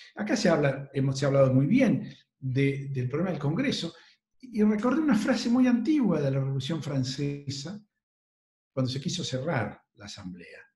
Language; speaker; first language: Spanish; native; Spanish